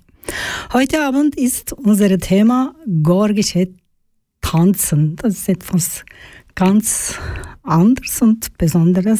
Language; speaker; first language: German; non-native, learner; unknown